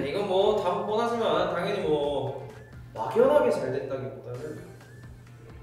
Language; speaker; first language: Korean; native; Korean